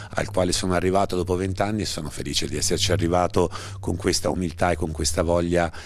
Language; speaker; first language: Italian; native; Italian